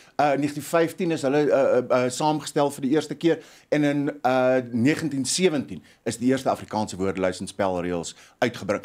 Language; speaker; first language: Afrikaans; native; Afrikaans